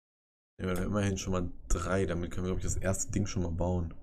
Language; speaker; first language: German; native; German